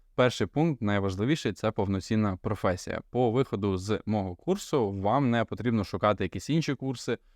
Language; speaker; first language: Ukrainian; non-native, local second language; Russian